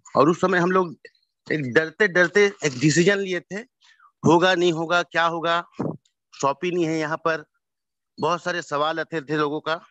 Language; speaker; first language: Hindi; native; Hindi